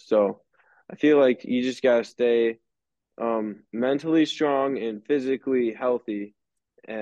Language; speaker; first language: English; native; English